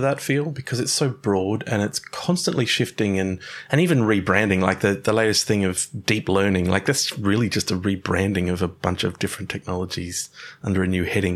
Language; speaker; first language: English; native; English